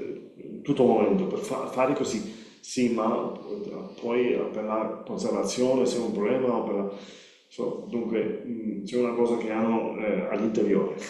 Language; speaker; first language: Italian; non-native, learner; Spanish